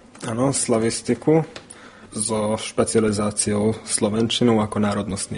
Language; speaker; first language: Slovak; non-native, local second language; Hungarian